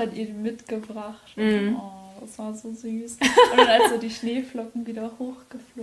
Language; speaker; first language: German; native; German